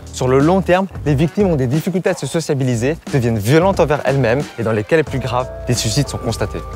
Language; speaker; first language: French; early bilingual, other home language; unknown